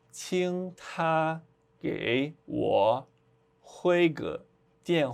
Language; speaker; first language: Chinese; non-native, fluent; Portuguese